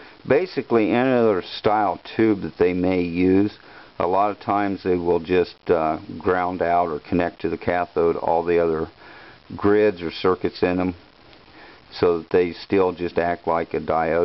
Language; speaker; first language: English; native; English